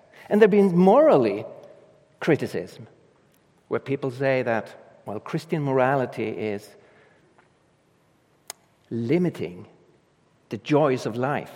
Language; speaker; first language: English; non-native, fluent; Swedish